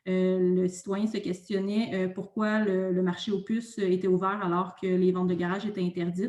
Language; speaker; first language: French; native; French